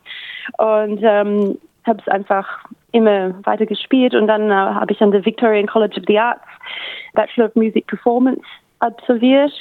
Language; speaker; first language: German; native; German